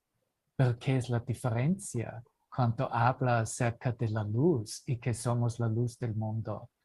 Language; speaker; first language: Spanish; non-native, fluent; German